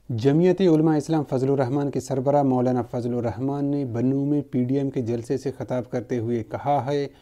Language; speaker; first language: Urdu; non-native, local second language; Baluchi